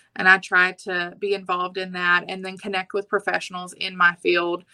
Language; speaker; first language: English; native; English